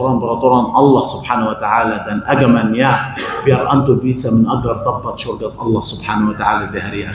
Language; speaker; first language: Indonesian; non-native, fluent; Arabic